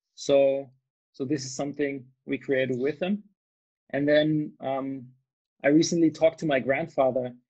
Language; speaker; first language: English; non-native, fluent; German